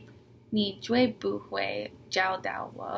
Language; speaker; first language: Chinese; non-native, learner; English